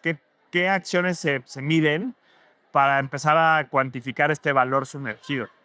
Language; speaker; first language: Spanish; native; Spanish